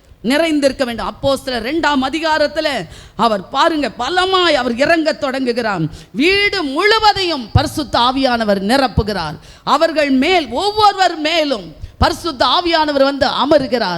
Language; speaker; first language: Tamil; native; Tamil